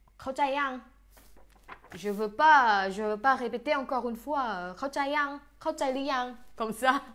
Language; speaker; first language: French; non-native, fluent; Thai